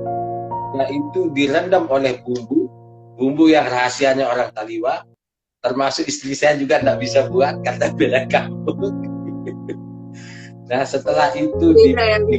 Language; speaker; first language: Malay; non-native, local second language; Sasak